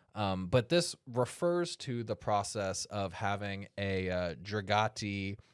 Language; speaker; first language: English; native; English